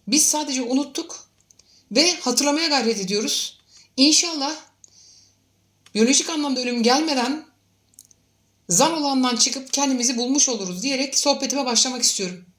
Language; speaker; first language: Turkish; native; Turkish